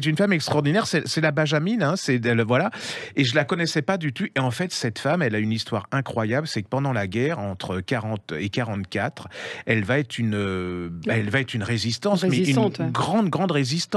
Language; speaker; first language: French; native; French